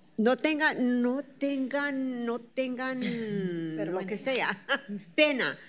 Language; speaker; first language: Spanish; early bilingual, heritage; Spanish